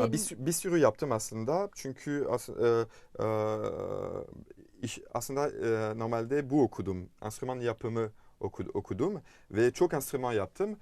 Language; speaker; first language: Turkish; non-native, fluent; French